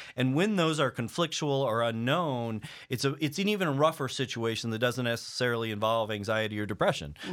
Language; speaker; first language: English; native; English